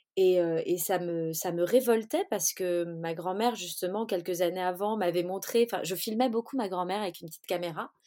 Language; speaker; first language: French; early bilingual, other home language; Portuguese